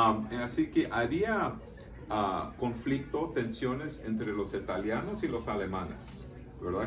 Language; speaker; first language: Spanish; early bilingual, heritage; Spanish